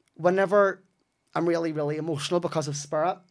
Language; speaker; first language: English; native; English